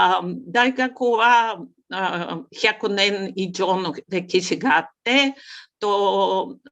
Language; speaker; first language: Japanese; non-native, learner; Bulgarian